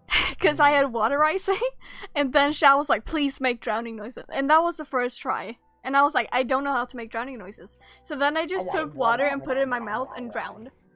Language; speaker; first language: English; non-native, fluent; Swedish